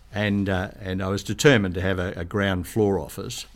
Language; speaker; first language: English; native; English